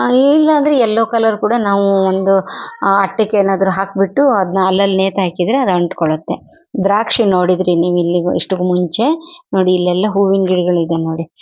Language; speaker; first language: Kannada; non-native, local second language; Telugu